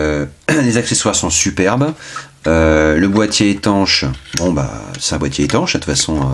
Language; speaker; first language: French; native; French